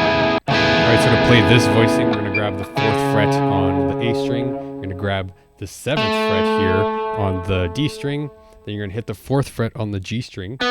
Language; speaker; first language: English; native; English